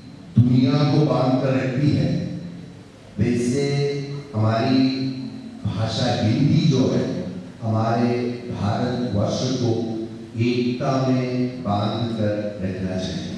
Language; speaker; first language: Hindi; non-native, local second language; Malayalam